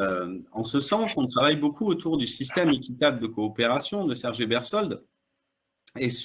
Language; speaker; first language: French; native; French